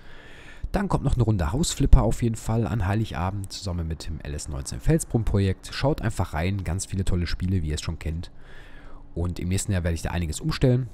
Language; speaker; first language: German; native; German